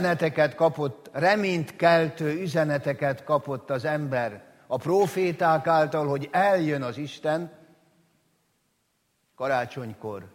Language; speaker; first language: Hungarian; native; Hungarian